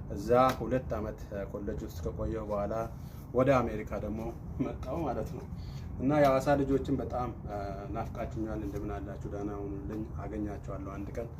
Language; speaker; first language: Amharic; non-native, local second language; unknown